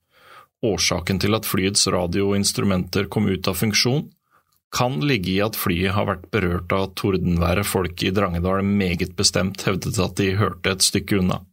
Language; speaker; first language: Norwegian; native; Norwegian